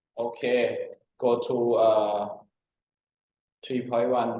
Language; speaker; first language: English; non-native, learner; Thai